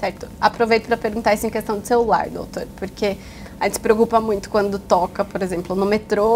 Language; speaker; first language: Portuguese; native; Portuguese